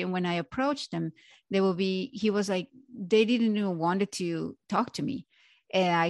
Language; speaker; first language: English; non-native, fluent; Spanish